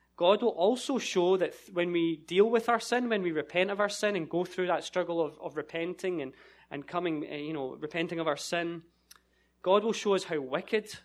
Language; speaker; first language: English; native; English